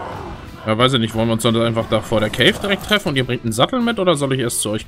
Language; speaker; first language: German; native; German